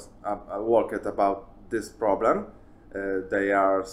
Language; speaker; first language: English; non-native, learner; Italian